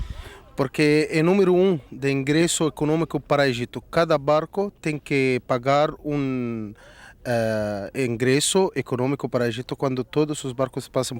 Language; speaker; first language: Portuguese; non-native, fluent; Arabic